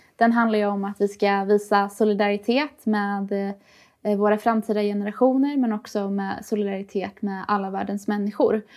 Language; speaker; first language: Swedish; early bilingual, other home language; Persian